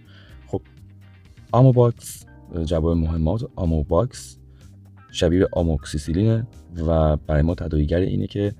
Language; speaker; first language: Persian; native; Persian